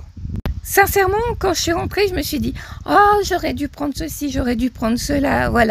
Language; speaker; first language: French; native; French